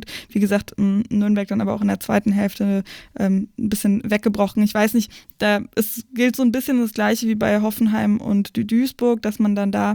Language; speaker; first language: German; native; German